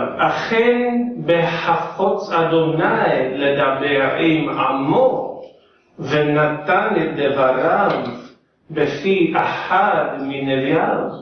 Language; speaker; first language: Hebrew; non-native, learner; English